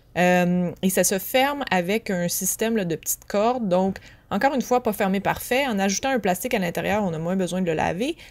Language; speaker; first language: French; native; French